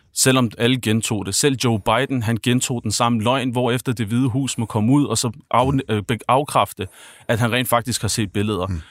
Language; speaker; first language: Danish; early bilingual, other home language; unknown